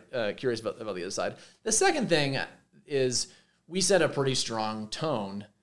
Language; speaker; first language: English; native; English